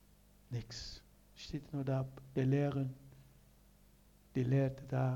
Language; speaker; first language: German; non-native, learner; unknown